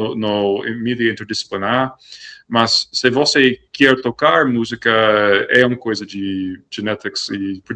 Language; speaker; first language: Portuguese; non-native, fluent; English